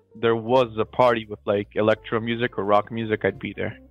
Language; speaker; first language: English; non-native, fluent; Macedonian